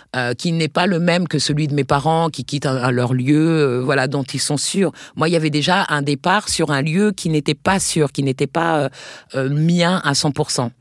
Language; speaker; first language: French; native; French